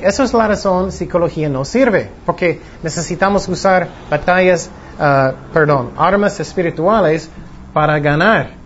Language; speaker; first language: Spanish; non-native, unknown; English